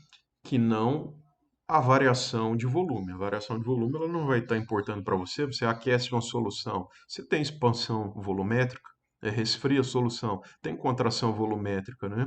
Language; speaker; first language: Portuguese; native; Portuguese